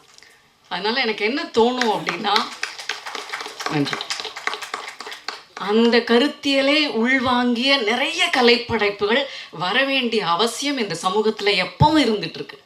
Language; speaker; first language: Tamil; native; Tamil